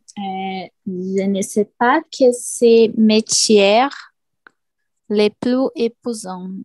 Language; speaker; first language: French; non-native, learner; Portuguese